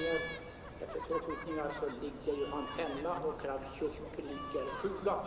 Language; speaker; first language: Swedish; native; Swedish